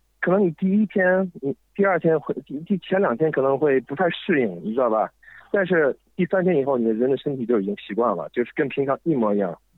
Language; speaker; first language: Chinese; native; Chinese